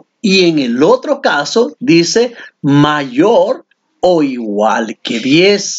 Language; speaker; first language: Spanish; native; Spanish